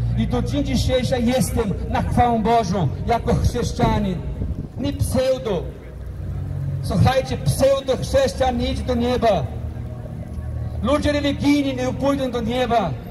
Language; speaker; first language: Polish; non-native, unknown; Portuguese